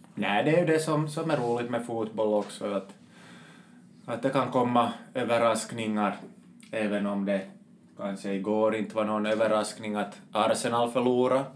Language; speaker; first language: Swedish; native; Swedish